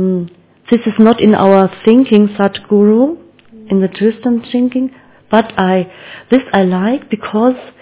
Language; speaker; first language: English; non-native, learner; German